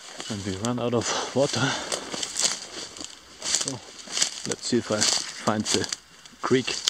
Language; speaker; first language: English; non-native, fluent; German